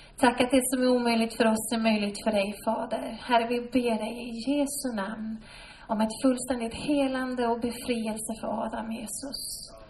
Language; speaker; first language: Swedish; native; Swedish